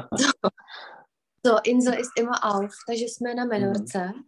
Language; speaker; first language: German; non-native, fluent; Czech